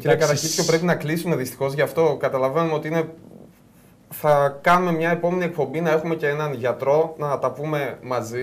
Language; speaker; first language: Greek; native; Greek